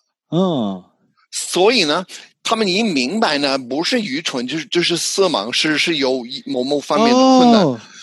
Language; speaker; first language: Chinese; non-native, fluent; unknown